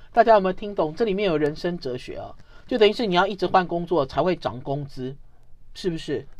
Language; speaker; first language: Chinese; native; Chinese